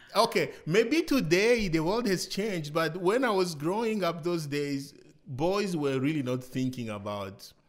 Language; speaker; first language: English; non-native, fluent; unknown